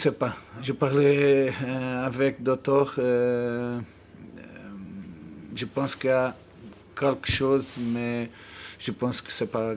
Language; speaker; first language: French; non-native, learner; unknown